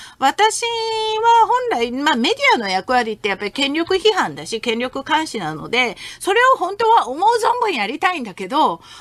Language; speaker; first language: Japanese; non-native, fluent; Korean